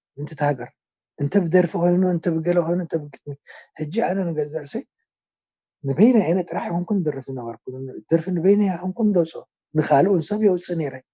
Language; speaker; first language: Tigrinya; non-native, local second language; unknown